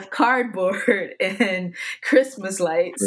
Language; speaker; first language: English; native; English